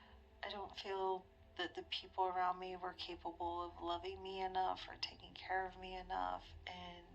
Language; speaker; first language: English; native; English